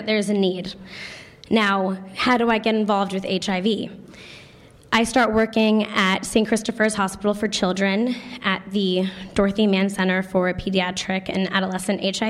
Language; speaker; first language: English; native; English